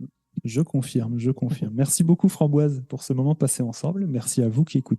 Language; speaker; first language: French; native; French